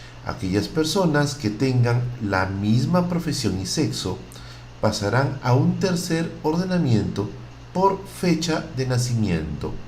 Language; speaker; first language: Spanish; native; Spanish